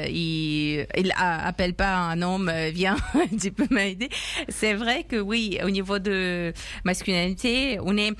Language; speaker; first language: French; non-native, fluent; Persian